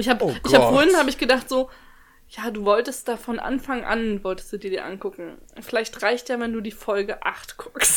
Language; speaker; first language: German; native; German